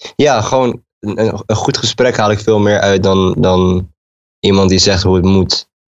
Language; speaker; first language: Dutch; native; Dutch